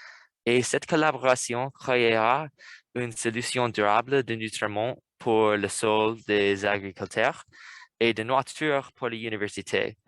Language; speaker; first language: French; non-native, learner; English